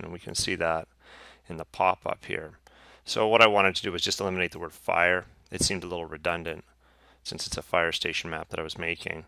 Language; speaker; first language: English; native; English